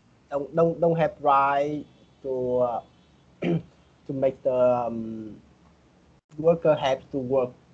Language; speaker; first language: English; non-native, learner; Vietnamese